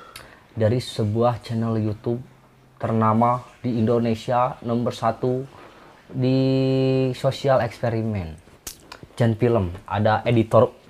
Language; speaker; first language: Indonesian; non-native, local second language; Sundanese